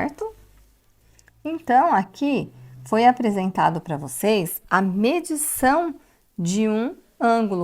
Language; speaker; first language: Portuguese; native; Portuguese